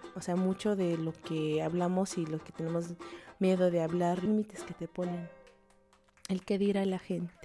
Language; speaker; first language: Spanish; early bilingual, heritage; Spanish